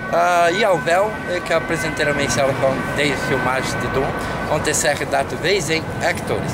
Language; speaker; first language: Dutch; non-native, learner; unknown